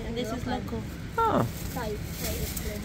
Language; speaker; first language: English; non-native, learner; Indonesian